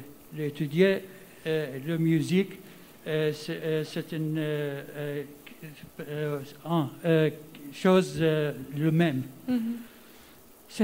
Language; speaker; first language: French; non-native, learner; Arabic